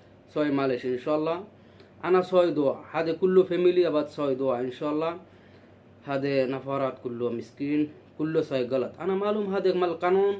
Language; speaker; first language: Arabic; non-native, learner; Bangla